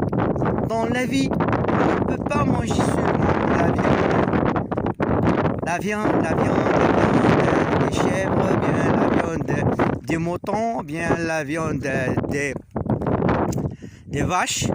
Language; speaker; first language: French; non-native, learner; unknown